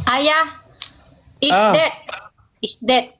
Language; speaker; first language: English; non-native, learner; Indonesian